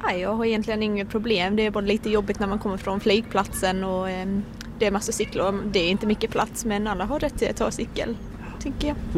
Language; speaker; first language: Swedish; non-native, fluent; English